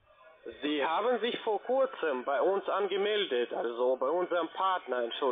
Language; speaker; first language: German; non-native, learner; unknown